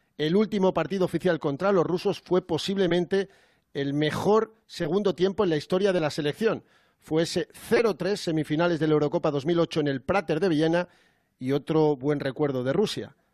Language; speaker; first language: Spanish; native; Spanish